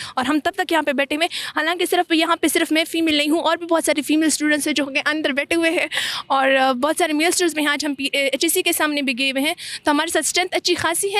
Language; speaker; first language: Urdu; non-native, local second language; Pashto